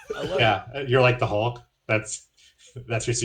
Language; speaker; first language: English; native; English